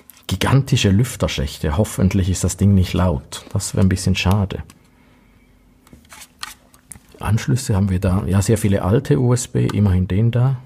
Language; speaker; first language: German; native; German